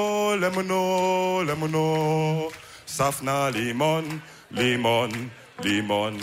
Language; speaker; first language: German; early bilingual, other home language; Wolof